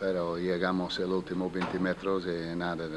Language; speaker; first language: Spanish; non-native, fluent; English